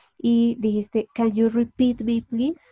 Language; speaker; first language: English; non-native, fluent; Spanish